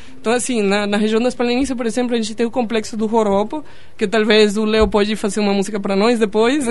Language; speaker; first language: Portuguese; non-native, fluent; Spanish